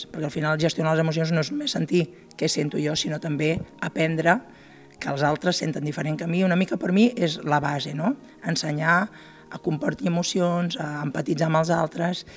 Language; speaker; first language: Catalan; native; Catalan